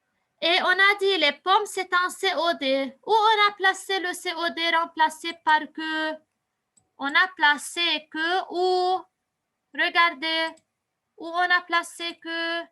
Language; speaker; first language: French; non-native, local second language; Arabic